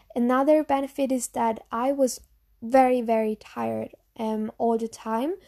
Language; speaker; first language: English; non-native, fluent; German